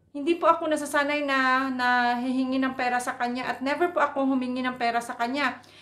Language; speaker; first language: Filipino; non-native, local second language; Cebuano